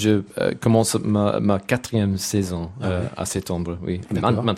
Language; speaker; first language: French; non-native, learner; English